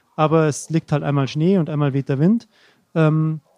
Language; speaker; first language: German; native; German